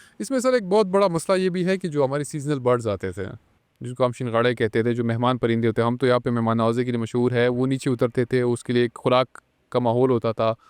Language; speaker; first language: Urdu; non-native, local second language; Pashto